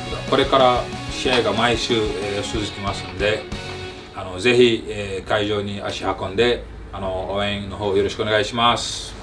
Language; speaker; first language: Japanese; non-native, fluent; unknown